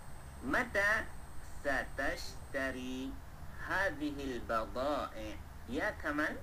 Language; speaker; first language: Arabic; non-native, fluent; Malay